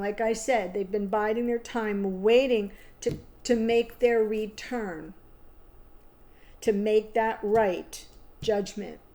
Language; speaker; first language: English; native; English